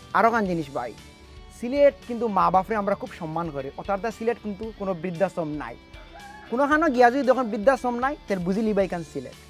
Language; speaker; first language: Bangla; native; Bangla